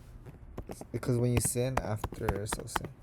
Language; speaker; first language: English; native; English